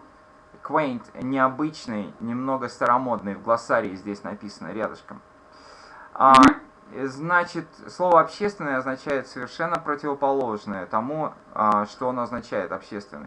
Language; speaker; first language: Russian; native; Russian